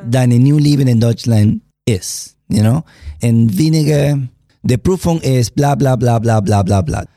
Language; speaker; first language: German; non-native, learner; Spanish